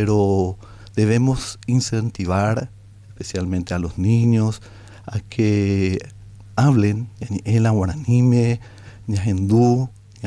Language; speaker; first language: Spanish; non-native, local second language; Guarani